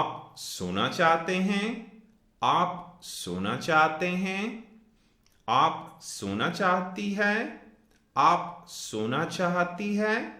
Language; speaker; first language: Hindi; non-native, fluent; English